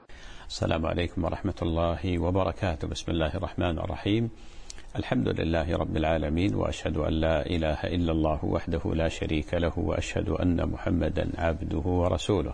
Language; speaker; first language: Arabic; native; Arabic